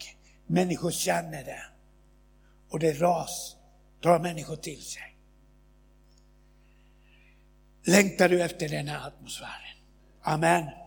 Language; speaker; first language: Swedish; non-native, fluent; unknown